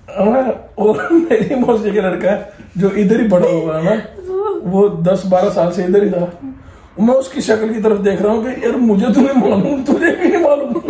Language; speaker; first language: Hindi; non-native, local second language; Punjabi